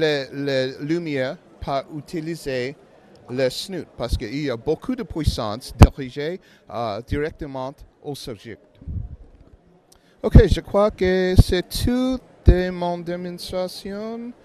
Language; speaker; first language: French; non-native, learner; English